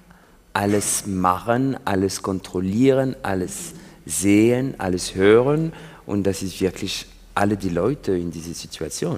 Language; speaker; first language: German; non-native, learner; French